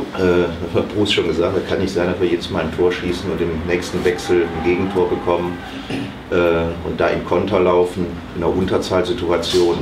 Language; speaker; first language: German; native; German